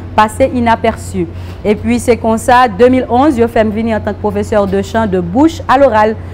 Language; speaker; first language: French; non-native, local second language; Haitian Creole